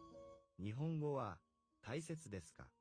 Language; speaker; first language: Japanese; non-native, learner; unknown